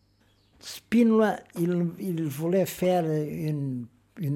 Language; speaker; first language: French; non-native, fluent; Portuguese